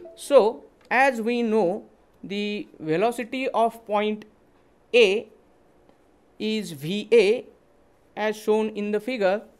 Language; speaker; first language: English; non-native, local second language; Marathi